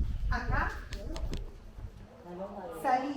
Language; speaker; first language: Spanish; native; Spanish